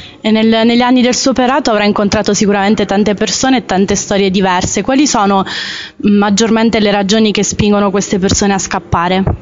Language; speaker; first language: Italian; native; Italian